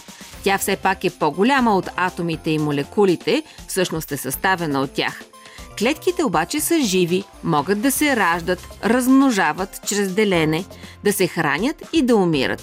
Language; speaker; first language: Bulgarian; native; Bulgarian